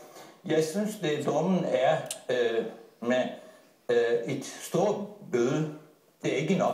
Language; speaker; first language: Danish; non-native, fluent; Turkish